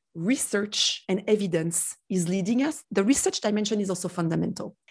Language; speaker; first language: English; non-native, fluent; French